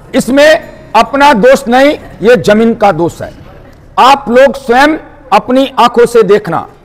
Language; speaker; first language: Hindi; non-native, local second language; Marathi